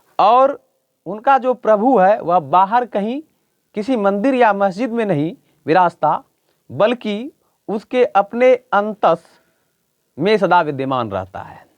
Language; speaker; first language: Hindi; native; Hindi